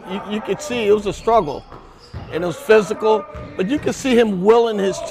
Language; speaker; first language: English; native; English